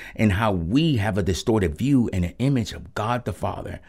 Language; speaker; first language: English; early bilingual, other home language; Spanish